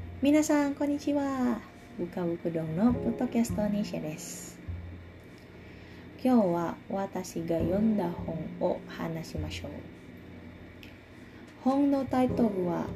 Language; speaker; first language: Japanese; non-native, learner; Indonesian